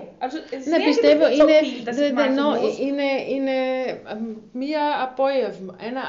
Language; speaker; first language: Greek; non-native, learner; German